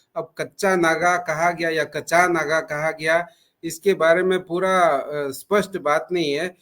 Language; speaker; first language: Hindi; non-native, local second language; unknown